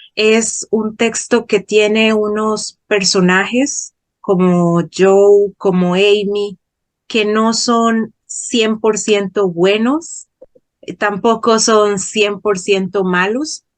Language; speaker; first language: Spanish; non-native, fluent; Portuguese